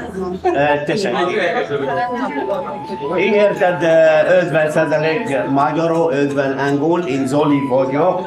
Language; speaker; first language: Hungarian; non-native, learner; Arabic